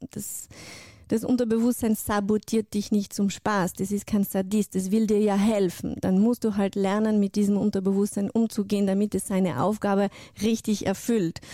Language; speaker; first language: German; non-native, fluent; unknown